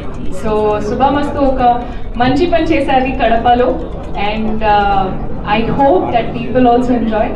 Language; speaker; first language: Telugu; non-native, fluent; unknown